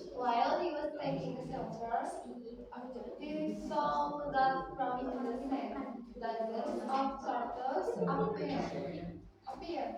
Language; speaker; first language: English; non-native, learner; Indonesian